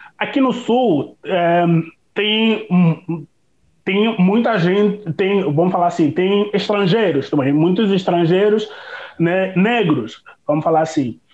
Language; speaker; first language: Portuguese; native; Portuguese